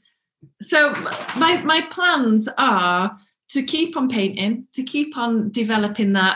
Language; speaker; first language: English; native; English